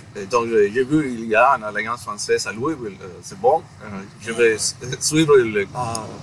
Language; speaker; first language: French; non-native, fluent; Spanish